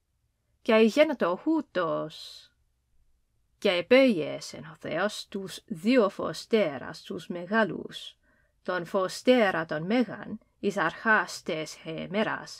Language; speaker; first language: Greek; non-native, fluent; English